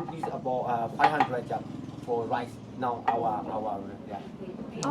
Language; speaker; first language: English; non-native, learner; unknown